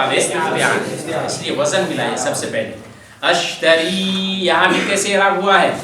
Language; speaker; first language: Urdu; native; Urdu